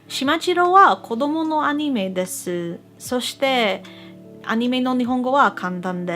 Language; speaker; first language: Japanese; non-native, learner; English